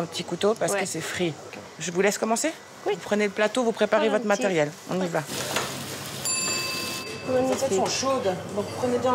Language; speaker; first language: French; native; French